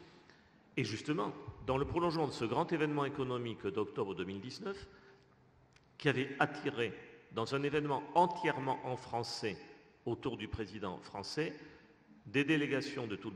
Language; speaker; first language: French; native; French